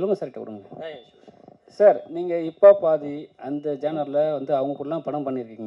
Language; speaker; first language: Tamil; native; Tamil